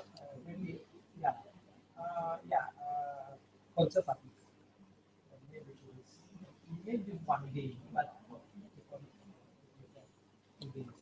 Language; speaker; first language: English; non-native, learner; Indonesian